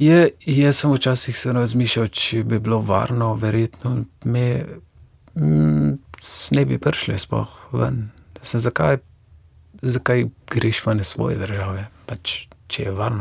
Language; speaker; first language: Slovenian; non-native, fluent; Persian